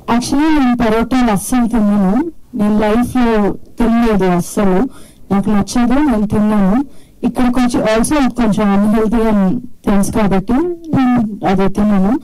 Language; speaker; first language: Telugu; non-native, fluent; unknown